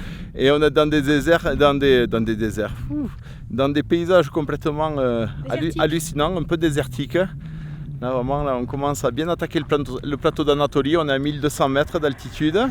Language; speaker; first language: French; native; French